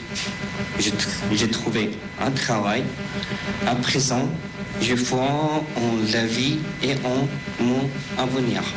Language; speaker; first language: French; non-native, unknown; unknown